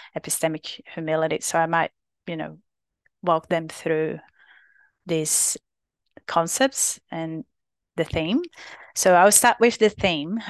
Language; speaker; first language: English; non-native, fluent; Portuguese